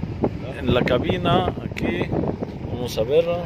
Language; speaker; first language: Spanish; non-native, fluent; Arabic